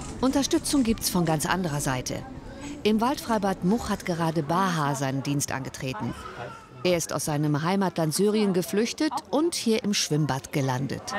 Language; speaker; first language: German; native; German